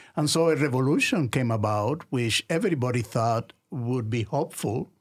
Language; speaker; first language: English; non-native, fluent; Spanish